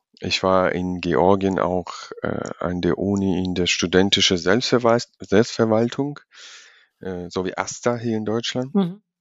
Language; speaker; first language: German; non-native, fluent; Georgian